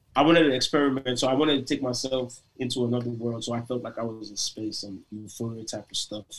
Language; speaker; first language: English; non-native, local second language; Igbo